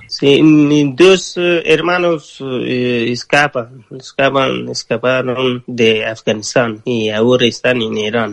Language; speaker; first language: Spanish; non-native, learner; Persian